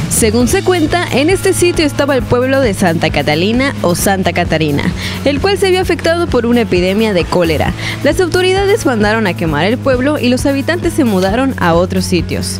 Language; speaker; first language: Spanish; native; Spanish